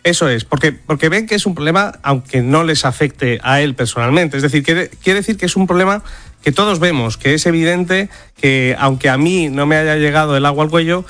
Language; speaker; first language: Spanish; native; Spanish